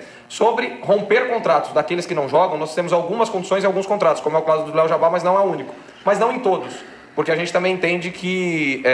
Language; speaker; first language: Portuguese; native; Portuguese